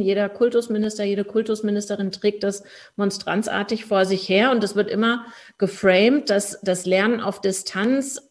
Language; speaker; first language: German; native; German